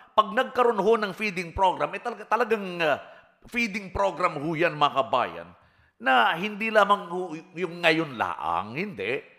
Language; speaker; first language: Filipino; native; Filipino